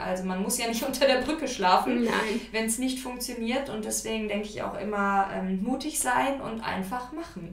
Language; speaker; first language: German; native; German